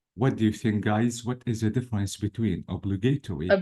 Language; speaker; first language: English; non-native, fluent; Arabic